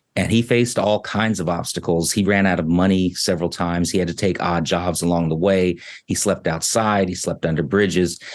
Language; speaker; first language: English; native; English